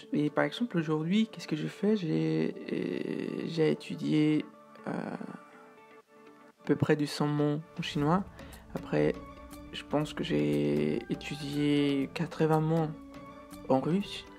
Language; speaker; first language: French; non-native, fluent; Spanish